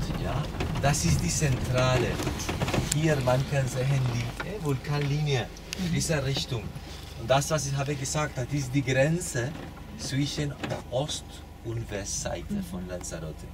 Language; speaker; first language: German; non-native, learner; Spanish